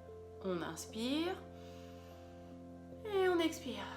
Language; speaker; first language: French; native; French